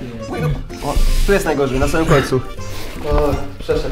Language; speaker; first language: Polish; native; Polish